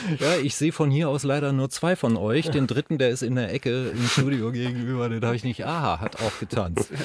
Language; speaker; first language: German; native; German